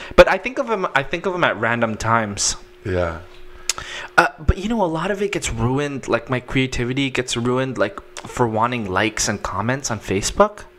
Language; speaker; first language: English; native; English